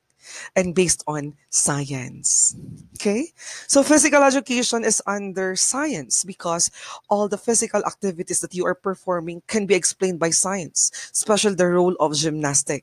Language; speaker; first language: English; non-native, local second language; Bikol